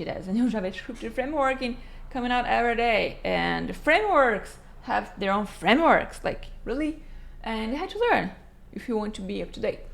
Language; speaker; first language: English; non-native, fluent; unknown